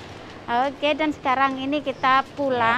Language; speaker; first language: Indonesian; native; Indonesian